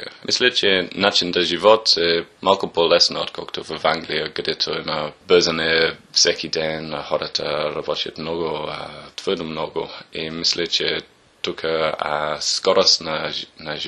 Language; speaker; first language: Bulgarian; non-native, learner; English